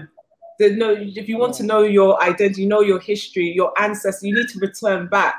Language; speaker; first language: English; native; English